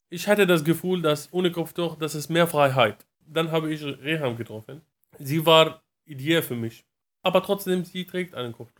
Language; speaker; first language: German; non-native, learner; Arabic